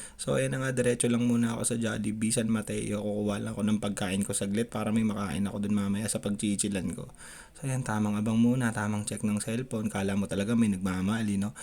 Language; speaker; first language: Filipino; native; Filipino